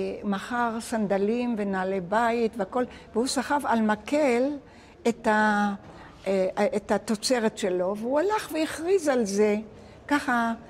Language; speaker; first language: Hebrew; non-native, local second language; Ladino